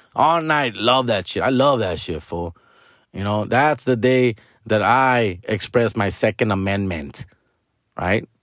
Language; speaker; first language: English; early bilingual, other home language; Spanish